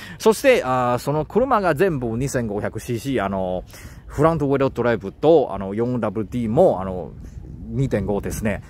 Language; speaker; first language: Japanese; non-native, learner; Chinese